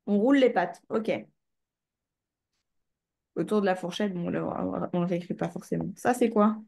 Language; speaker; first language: French; native; French